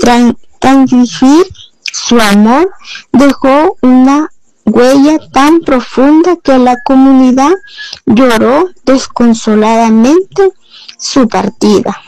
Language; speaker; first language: Spanish; native; Spanish